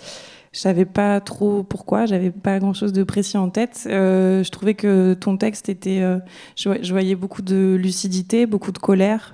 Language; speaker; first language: French; native; French